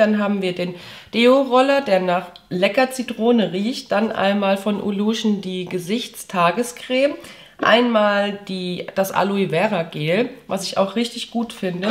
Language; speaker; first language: German; native; German